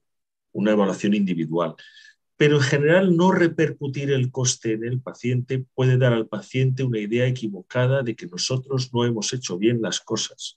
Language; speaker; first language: Spanish; native; Spanish